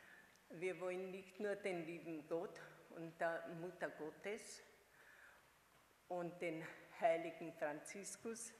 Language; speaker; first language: German; non-native, fluent; Hungarian